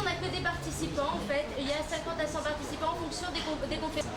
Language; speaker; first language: French; native; French